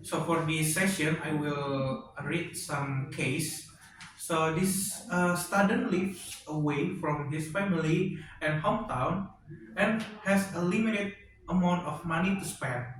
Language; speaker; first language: English; non-native, learner; Indonesian